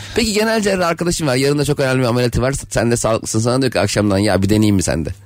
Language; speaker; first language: Turkish; native; Turkish